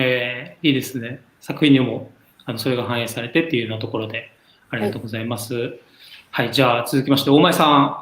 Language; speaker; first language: Japanese; native; Japanese